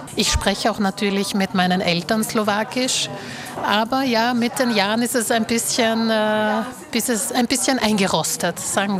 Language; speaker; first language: German; early bilingual, other home language; Slovak